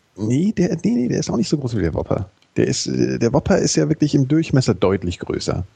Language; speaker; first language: German; native; German